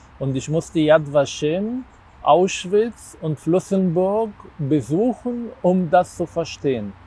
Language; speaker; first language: German; non-native, fluent; Arabic